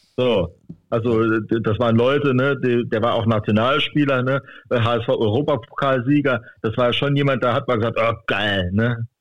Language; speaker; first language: German; native; German